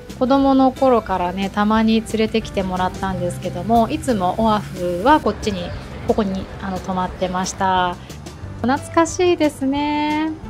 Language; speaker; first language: Japanese; native; Japanese